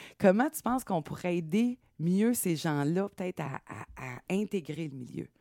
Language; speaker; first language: French; native; French